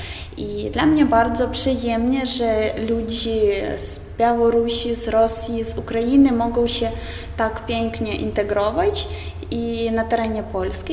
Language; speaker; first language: Polish; non-native, fluent; Ukrainian